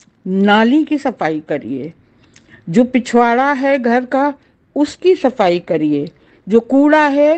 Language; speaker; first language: Hindi; native; Hindi